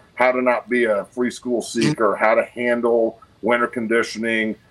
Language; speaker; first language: English; native; English